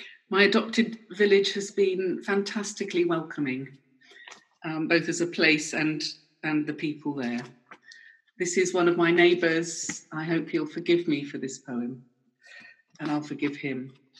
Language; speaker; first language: English; native; English